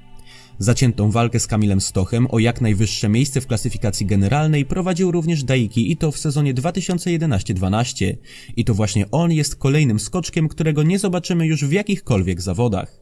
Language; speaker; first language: Polish; native; Polish